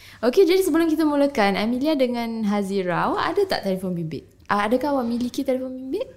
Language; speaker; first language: Malay; native; Malay